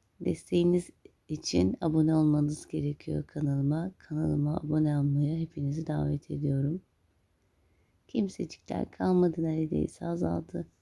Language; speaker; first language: Turkish; native; Turkish